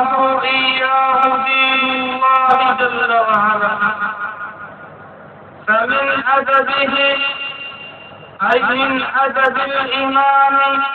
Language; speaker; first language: Arabic; native; Arabic